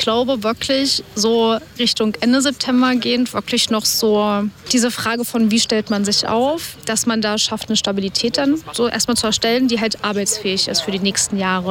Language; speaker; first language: German; native; German